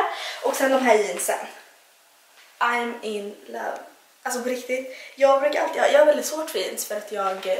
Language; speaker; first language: Swedish; native; Swedish